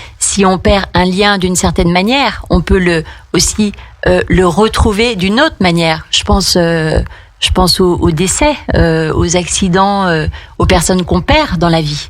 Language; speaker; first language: French; native; French